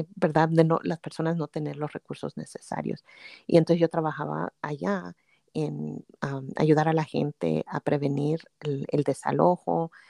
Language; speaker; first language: Spanish; native; Spanish